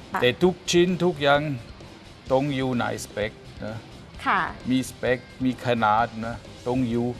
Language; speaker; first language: Thai; non-native, fluent; German